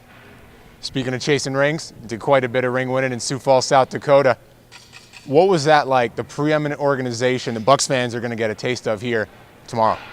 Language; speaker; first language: English; native; English